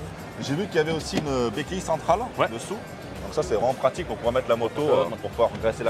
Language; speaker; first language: French; native; French